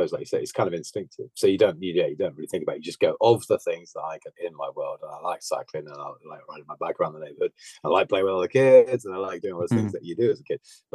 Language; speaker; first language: English; native; English